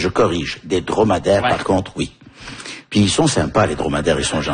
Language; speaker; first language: French; early bilingual, other home language; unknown